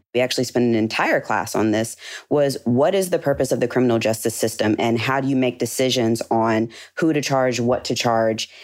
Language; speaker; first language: English; native; English